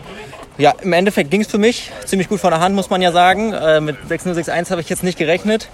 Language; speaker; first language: German; native; German